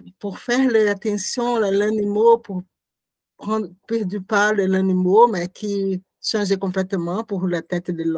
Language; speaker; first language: French; non-native, learner; Portuguese